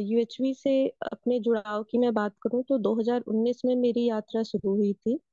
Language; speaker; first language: Hindi; native; Hindi